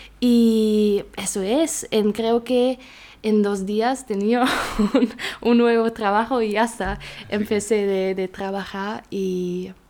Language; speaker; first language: Spanish; non-native, learner; German